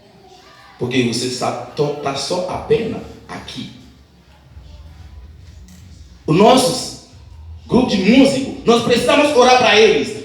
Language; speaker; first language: Portuguese; non-native, learner; Haitian Creole